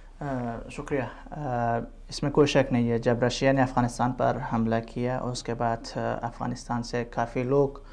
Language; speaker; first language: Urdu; non-native, fluent; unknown